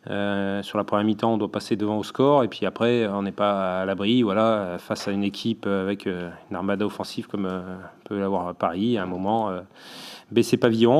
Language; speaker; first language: French; native; French